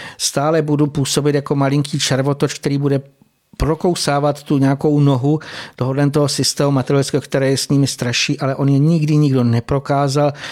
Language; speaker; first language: Czech; native; Czech